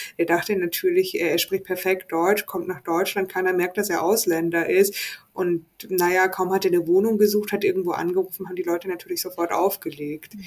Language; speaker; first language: German; native; German